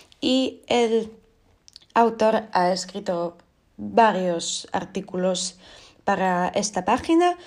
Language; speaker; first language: Spanish; non-native, fluent; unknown